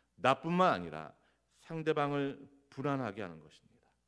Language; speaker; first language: Korean; native; Korean